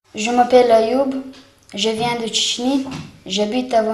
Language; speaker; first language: French; non-native, learner; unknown